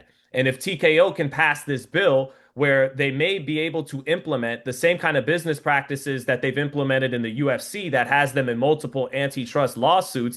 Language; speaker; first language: English; native; English